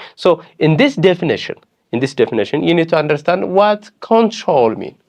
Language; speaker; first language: English; non-native, local second language; Amharic